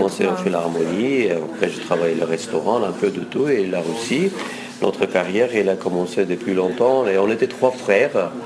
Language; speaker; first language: French; non-native, fluent; Russian